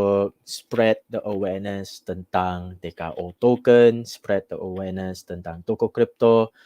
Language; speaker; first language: Indonesian; non-native, fluent; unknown